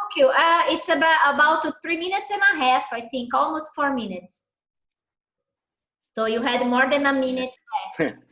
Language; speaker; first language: English; non-native, fluent; Portuguese